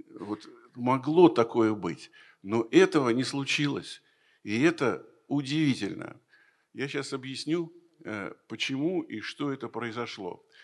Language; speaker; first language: Russian; native; Russian